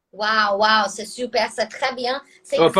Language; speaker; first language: French; non-native, fluent; Portuguese